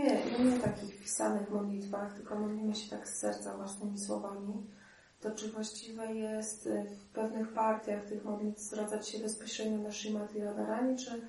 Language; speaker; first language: Polish; native; Polish